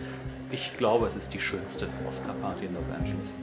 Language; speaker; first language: German; native; German